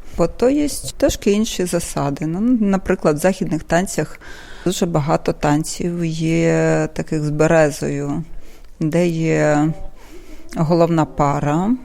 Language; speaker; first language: Ukrainian; native; Ukrainian